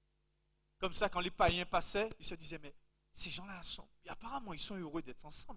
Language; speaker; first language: French; native; French